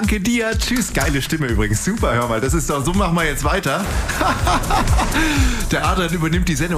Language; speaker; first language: German; native; German